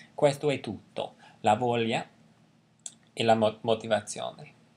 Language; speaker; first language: Italian; non-native, learner; English